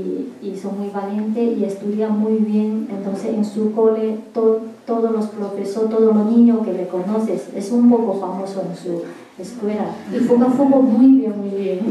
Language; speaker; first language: Spanish; non-native, learner; Chinese